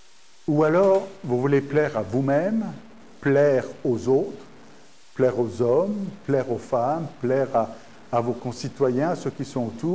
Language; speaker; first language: French; native; French